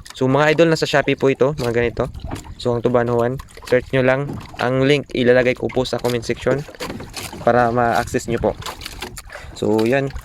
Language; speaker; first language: Filipino; non-native, local second language; Cebuano